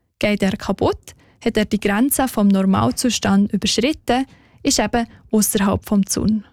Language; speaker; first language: German; native; German